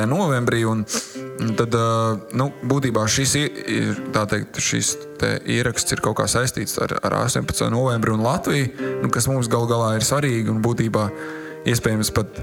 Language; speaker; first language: Latvian; native; Latvian